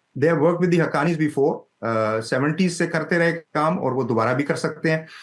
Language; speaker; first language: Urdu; non-native, local second language; Pashto